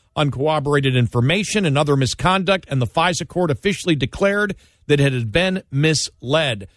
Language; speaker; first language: English; native; English